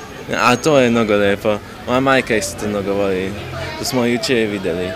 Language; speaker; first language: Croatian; early bilingual, heritage; Croatian